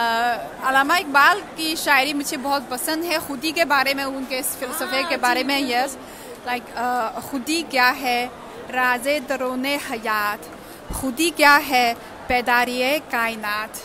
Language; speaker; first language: Hindi; non-native, fluent; Chinese